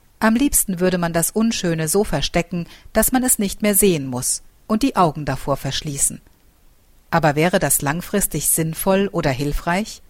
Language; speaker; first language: German; native; German